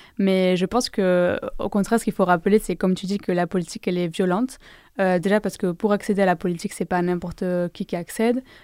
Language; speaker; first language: French; non-native, fluent; Spanish